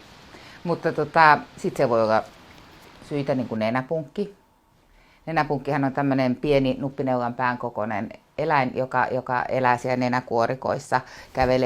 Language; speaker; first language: Finnish; native; Finnish